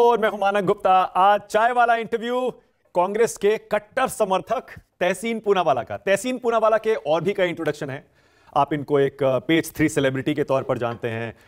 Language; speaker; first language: Hindi; native; Hindi